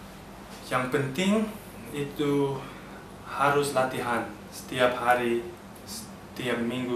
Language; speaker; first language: Indonesian; early bilingual, heritage; Dutch